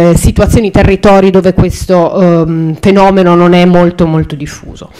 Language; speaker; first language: Italian; native; Italian